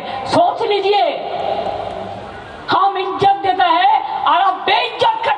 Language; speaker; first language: Hindi; non-native, local second language; Bangla